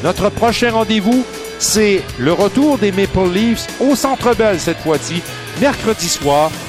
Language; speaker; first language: French; native; French